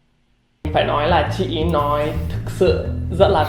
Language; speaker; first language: Vietnamese; non-native, fluent; English